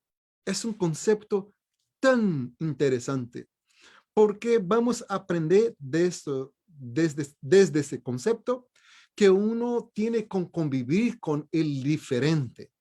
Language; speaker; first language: Spanish; non-native, fluent; Portuguese